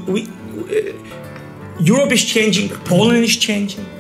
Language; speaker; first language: English; non-native, fluent; Polish